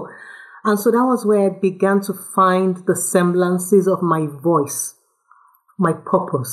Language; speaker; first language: English; non-native, local second language; Yoruba